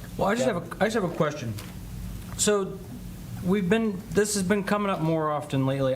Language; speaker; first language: English; native; English